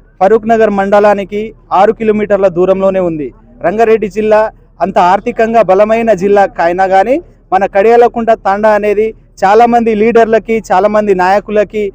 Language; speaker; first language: Telugu; native; Telugu